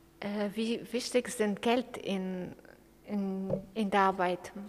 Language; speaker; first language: German; non-native, learner; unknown